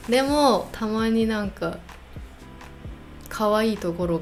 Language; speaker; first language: Japanese; non-native, fluent; English